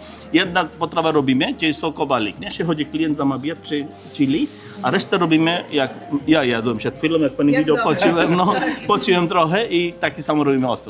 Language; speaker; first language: Polish; non-native, learner; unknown